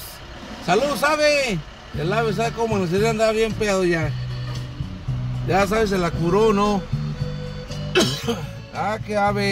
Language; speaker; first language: Spanish; native; Spanish